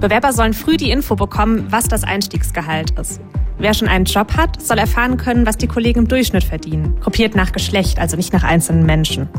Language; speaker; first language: German; native; German